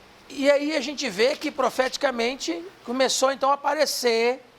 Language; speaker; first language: Portuguese; native; Portuguese